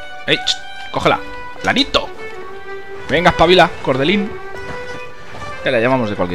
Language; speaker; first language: Spanish; native; Spanish